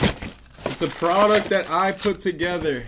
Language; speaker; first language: English; native; English